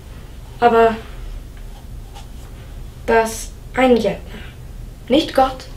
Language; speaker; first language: German; non-native, fluent; English